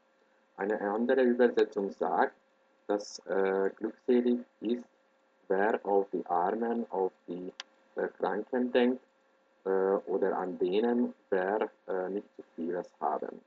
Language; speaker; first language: German; non-native, fluent; Hungarian